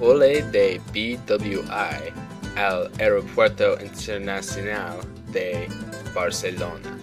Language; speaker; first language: Spanish; non-native, learner; English